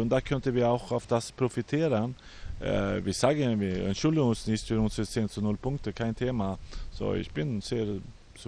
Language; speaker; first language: German; non-native, fluent; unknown